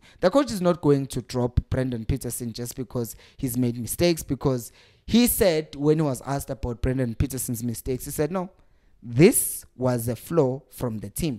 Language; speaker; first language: English; non-native, local second language; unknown